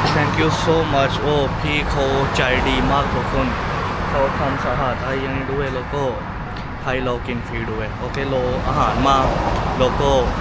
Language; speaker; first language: Thai; non-native, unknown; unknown